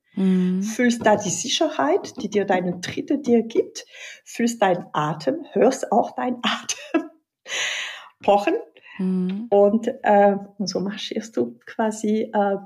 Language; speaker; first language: German; non-native, fluent; French